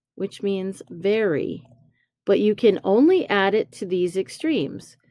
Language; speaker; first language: English; native; English